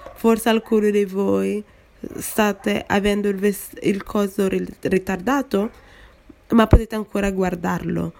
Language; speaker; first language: Italian; non-native, fluent; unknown